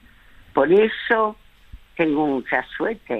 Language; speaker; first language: Spanish; early bilingual, other home language; French